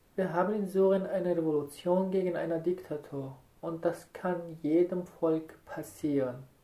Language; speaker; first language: German; non-native, fluent; Arabic